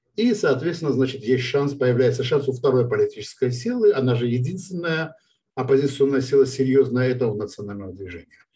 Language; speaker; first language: Russian; non-native, local second language; Georgian